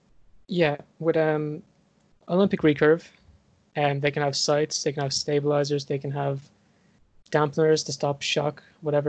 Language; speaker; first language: English; native; English